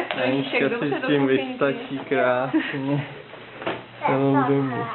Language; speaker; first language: Czech; native; Czech